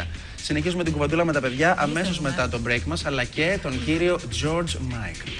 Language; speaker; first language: Greek; native; Greek